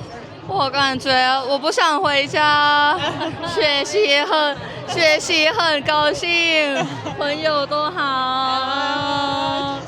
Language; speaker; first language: Chinese; non-native, learner; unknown